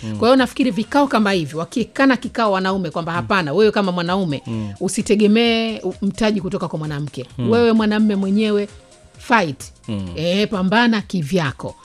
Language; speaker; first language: Swahili; native; Swahili